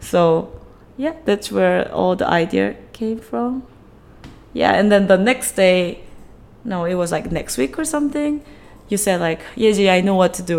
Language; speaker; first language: English; non-native, fluent; Korean